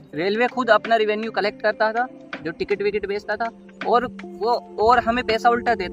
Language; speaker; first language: Hindi; native; Hindi